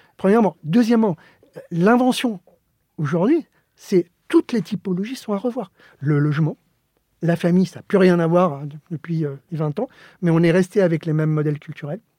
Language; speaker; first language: French; early bilingual, other home language; Spanish